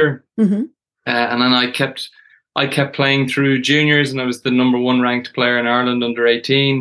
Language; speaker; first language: English; native; English